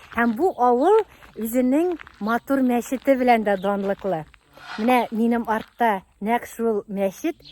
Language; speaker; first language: Tatar; native; Tatar